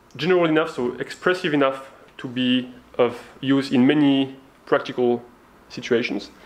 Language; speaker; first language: English; non-native, fluent; French